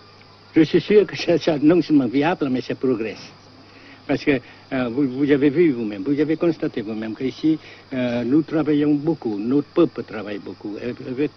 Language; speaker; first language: French; non-native, local second language; Vietnamese